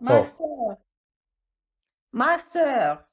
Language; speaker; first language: French; non-native, fluent; Russian